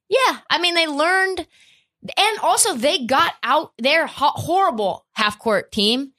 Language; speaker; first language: English; native; English